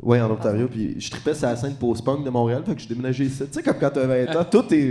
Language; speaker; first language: French; native; French